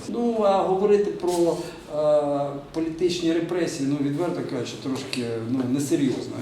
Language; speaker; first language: Ukrainian; native; Ukrainian